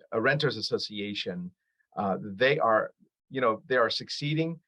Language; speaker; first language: English; early bilingual, other home language; Arabic